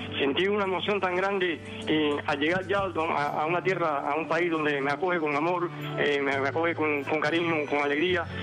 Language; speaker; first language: Spanish; native; Spanish